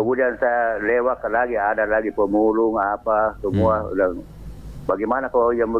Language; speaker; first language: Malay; non-native, local second language; Buginese